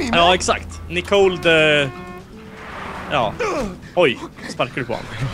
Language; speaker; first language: Swedish; native; Swedish